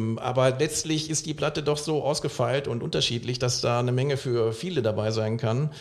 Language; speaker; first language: German; native; German